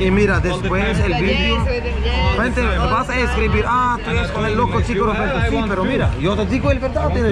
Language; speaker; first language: Spanish; non-native, learner; Swedish